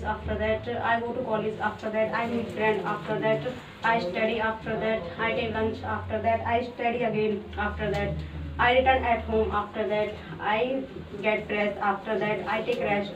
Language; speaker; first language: English; non-native, learner; Hindi